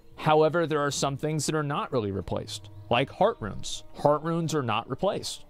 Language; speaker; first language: English; native; English